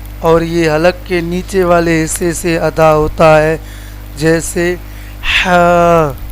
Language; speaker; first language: Urdu; non-native, local second language; Sindhi